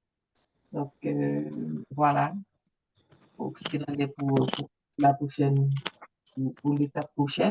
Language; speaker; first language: French; native; French